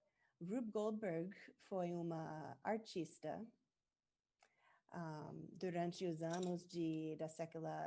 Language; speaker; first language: Portuguese; non-native, learner; English